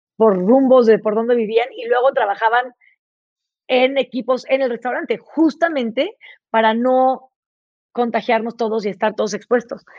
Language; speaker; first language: Spanish; native; Spanish